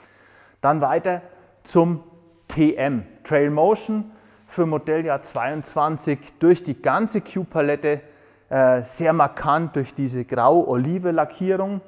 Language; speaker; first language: German; native; German